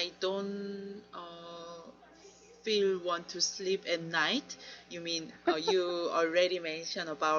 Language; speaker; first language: English; non-native, learner; Korean